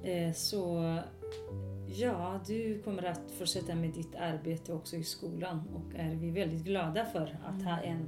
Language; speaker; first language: Swedish; non-native, local second language; Kurdish